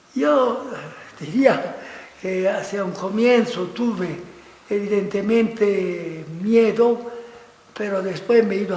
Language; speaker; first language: Spanish; non-native, fluent; Italian